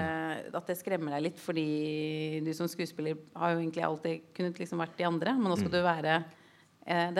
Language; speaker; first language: Norwegian; native; Norwegian